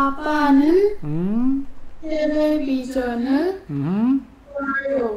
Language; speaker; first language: Korean; non-native, learner; Indonesian